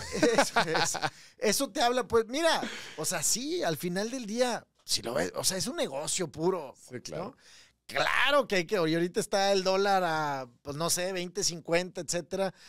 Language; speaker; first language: Spanish; native; Spanish